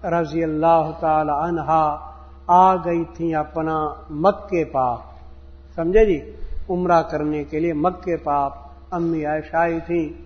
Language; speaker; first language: Urdu; non-native, local second language; Punjabi